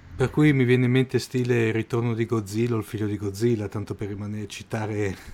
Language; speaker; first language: Italian; native; Italian